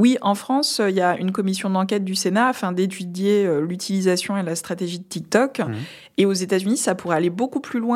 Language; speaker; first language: French; native; French